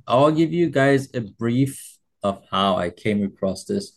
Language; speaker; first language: English; non-native, fluent; Persian